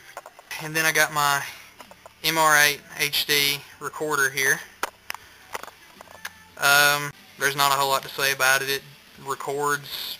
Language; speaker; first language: English; native; English